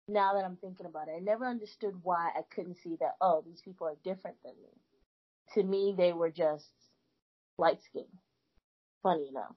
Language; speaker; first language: English; native; English